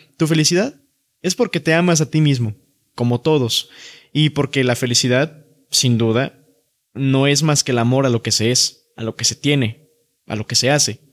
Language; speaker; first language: Spanish; native; Spanish